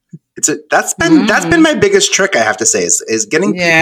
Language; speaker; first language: English; native; English